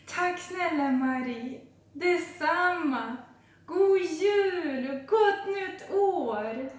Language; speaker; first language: Swedish; non-native, fluent; Russian